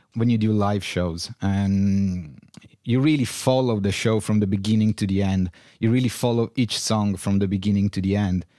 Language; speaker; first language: English; non-native, fluent; Italian